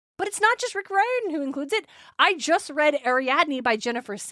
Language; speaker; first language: English; native; English